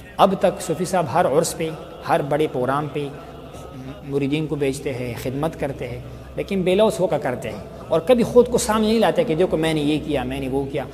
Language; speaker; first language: Urdu; non-native, local second language; Pashto